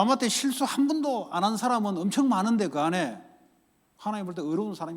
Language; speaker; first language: Korean; native; Korean